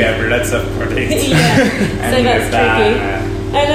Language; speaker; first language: English; native; English